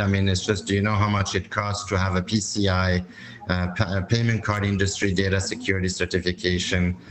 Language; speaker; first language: English; non-native, fluent; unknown